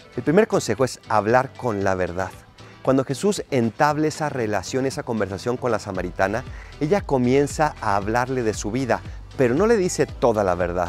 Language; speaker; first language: Spanish; native; Spanish